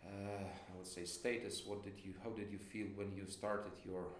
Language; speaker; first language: English; non-native, fluent; Ukrainian